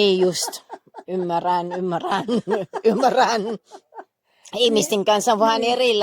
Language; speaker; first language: Finnish; non-native, learner; Filipino